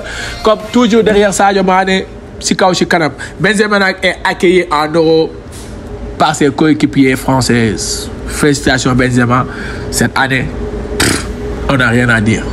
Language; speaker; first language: French; non-native, local second language; Wolof